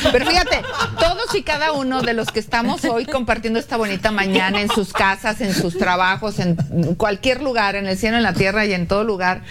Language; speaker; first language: Spanish; native; Spanish